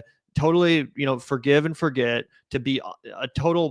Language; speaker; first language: English; native; English